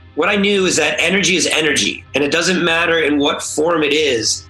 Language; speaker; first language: English; native; English